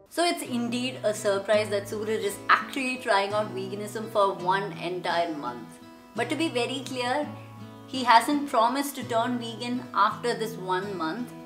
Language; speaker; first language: English; non-native, local second language; Malayalam